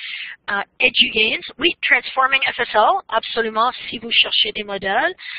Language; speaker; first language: French; non-native, fluent; English